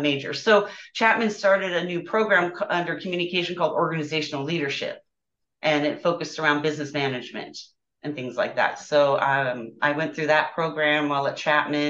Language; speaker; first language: English; native; English